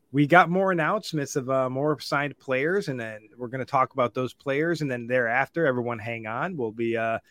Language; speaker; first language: English; native; English